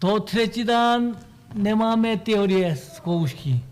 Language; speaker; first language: Czech; non-native, learner; Korean